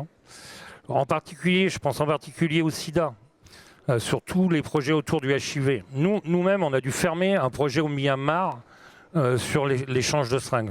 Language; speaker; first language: French; native; French